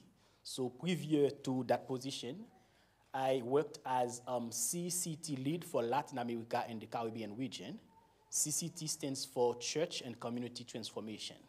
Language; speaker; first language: English; non-native, fluent; Haitian Creole